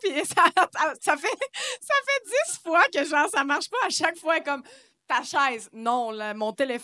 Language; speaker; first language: French; native; French